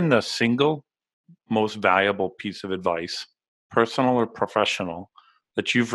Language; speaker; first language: English; native; English